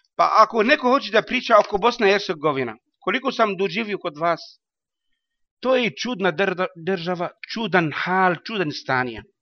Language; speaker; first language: Bosnian; non-native, learner; Arabic